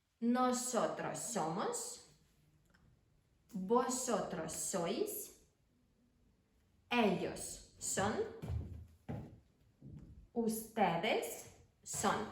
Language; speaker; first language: Spanish; non-native, fluent; Ukrainian